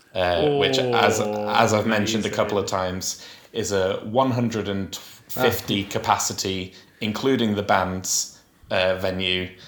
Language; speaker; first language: English; native; English